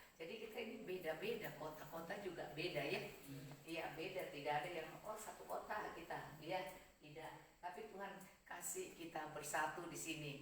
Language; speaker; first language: Indonesian; native; Indonesian